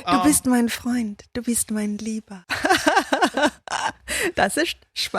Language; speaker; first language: German; non-native, learner; Danish